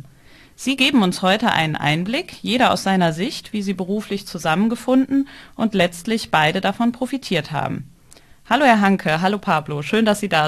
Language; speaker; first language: German; native; German